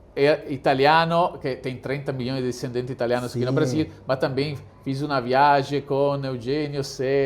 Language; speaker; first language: Portuguese; non-native, fluent; Italian